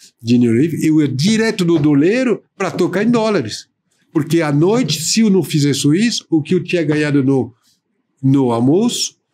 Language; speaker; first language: Portuguese; non-native, fluent; French